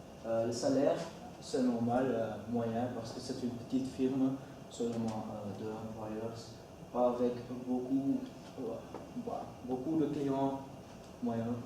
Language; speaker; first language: French; non-native, learner; Dutch